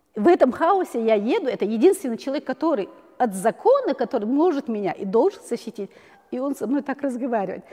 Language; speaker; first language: Russian; non-native, local second language; Chechen